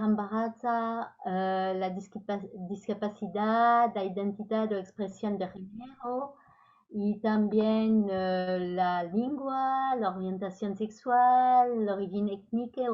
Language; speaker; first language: Spanish; non-native, learner; French